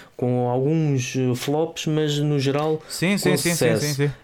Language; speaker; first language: Portuguese; native; Portuguese